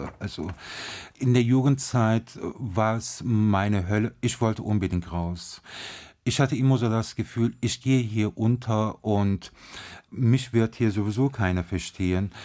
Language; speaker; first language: German; early bilingual, other home language; Turkish